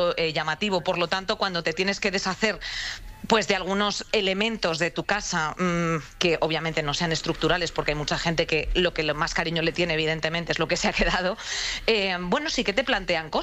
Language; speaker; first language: Spanish; native; Spanish